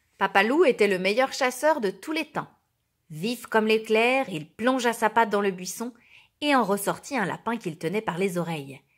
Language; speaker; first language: French; native; French